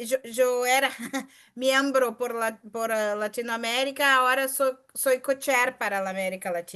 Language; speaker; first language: Spanish; non-native, fluent; Portuguese